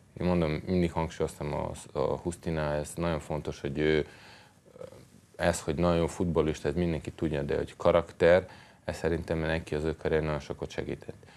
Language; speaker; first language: Hungarian; non-native, fluent; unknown